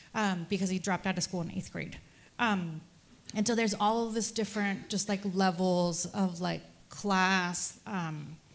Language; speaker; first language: English; early bilingual, other home language; Spanish